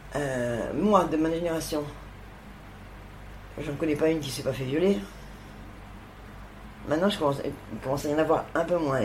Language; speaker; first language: French; native; French